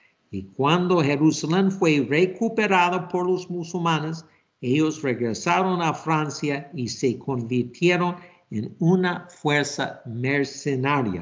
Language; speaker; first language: Spanish; non-native, fluent; English